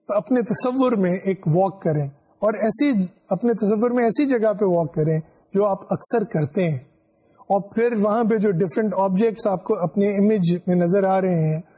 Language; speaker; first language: Urdu; non-native, local second language; Punjabi